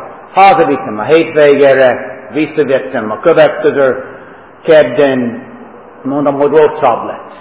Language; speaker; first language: Hungarian; non-native, fluent; English